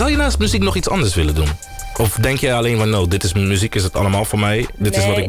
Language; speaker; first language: Dutch; native; Dutch